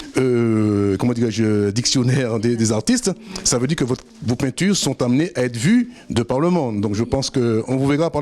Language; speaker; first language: French; native; French